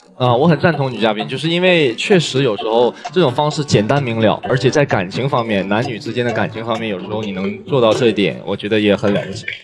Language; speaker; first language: Chinese; non-native, local second language; Cantonese